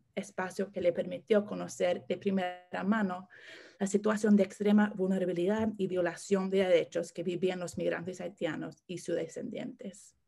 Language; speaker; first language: Spanish; non-native, fluent; English